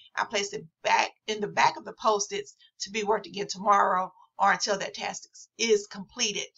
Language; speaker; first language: English; native; English